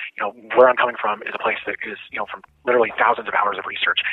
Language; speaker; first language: English; native; English